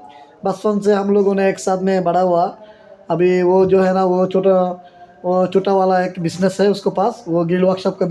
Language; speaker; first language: Hindi; non-native, fluent; Bangla